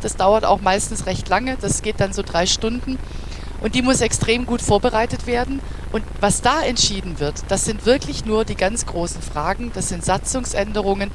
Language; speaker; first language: German; native; German